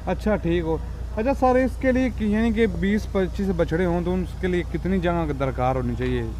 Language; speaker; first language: Urdu; non-native, local second language; Punjabi